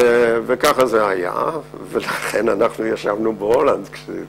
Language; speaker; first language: Hebrew; non-native, fluent; Dutch